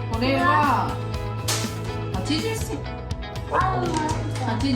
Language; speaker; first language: Japanese; native; Japanese